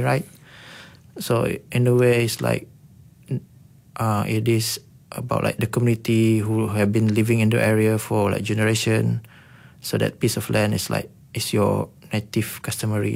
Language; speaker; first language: English; non-native, local second language; Iban